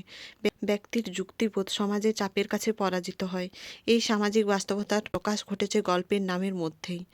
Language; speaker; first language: Bangla; native; Bangla